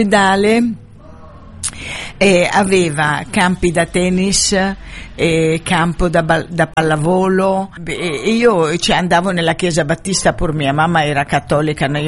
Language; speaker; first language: Italian; non-native, fluent; Arabic